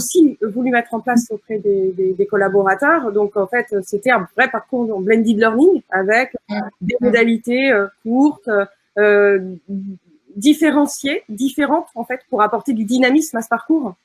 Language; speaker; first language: French; native; French